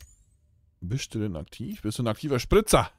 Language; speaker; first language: German; native; German